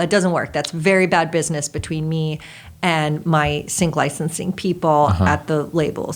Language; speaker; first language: English; native; English